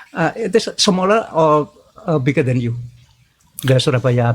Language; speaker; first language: English; non-native, learner; Indonesian